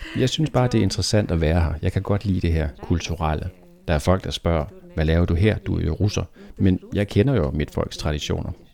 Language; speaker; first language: Danish; native; Danish